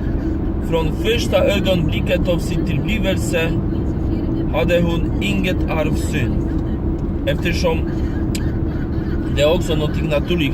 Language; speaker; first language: Swedish; non-native, learner; Polish